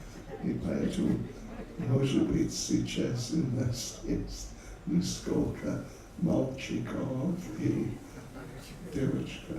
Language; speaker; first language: Russian; non-native, learner; English